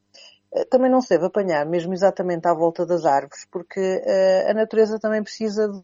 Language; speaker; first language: Portuguese; native; Portuguese